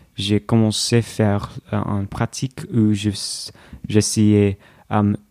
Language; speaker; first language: French; non-native, learner; English